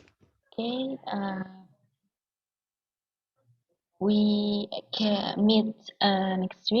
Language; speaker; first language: English; non-native, learner; Indonesian